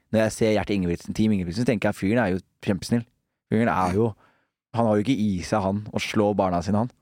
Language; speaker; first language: Norwegian; early bilingual, other home language; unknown